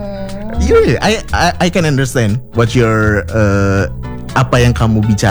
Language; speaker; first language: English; non-native, fluent; Indonesian